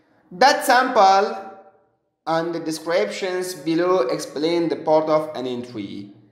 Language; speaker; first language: English; non-native, fluent; Persian